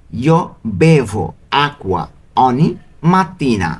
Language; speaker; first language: Italian; non-native, learner; Bangla